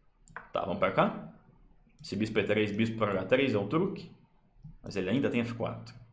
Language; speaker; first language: Portuguese; native; Portuguese